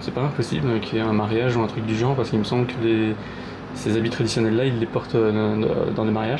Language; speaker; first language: French; native; French